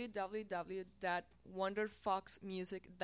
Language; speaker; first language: English; non-native, fluent; Spanish